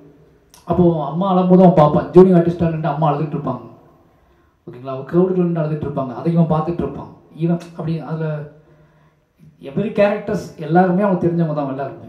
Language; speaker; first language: Tamil; native; Tamil